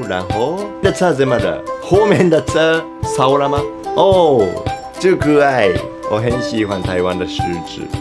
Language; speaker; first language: Chinese; non-native, fluent; Japanese